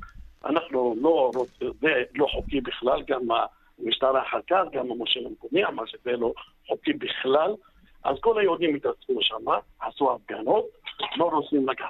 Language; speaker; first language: Hebrew; non-native, fluent; Arabic